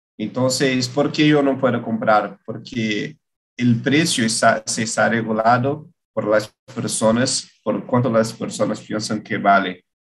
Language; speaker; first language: Spanish; non-native, learner; Portuguese